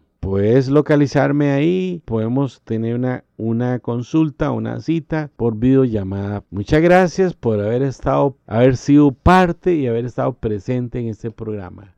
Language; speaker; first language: Spanish; native; Spanish